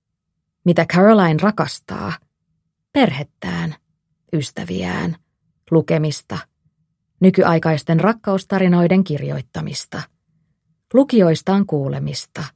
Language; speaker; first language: Finnish; native; Finnish